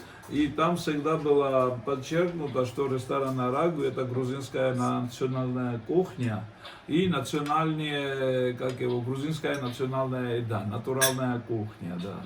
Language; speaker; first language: Russian; non-native, fluent; Georgian